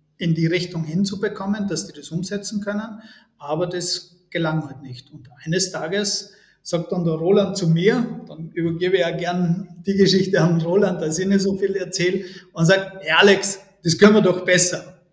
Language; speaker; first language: German; native; German